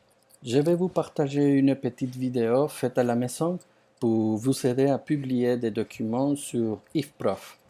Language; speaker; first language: French; non-native, fluent; Spanish